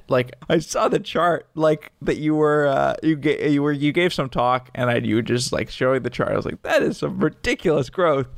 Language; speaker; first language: English; native; English